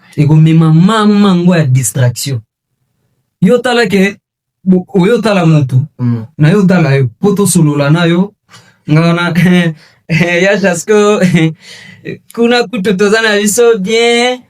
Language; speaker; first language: Lingala; native; Lingala